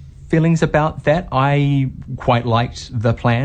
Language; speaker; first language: English; native; English